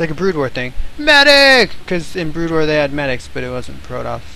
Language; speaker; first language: English; native; English